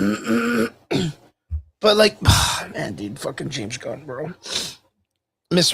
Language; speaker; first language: English; native; English